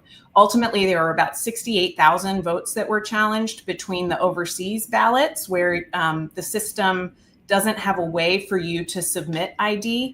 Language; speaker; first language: English; native; English